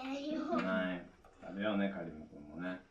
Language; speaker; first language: Japanese; native; Japanese